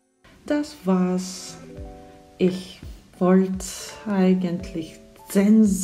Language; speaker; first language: German; non-native, fluent; Korean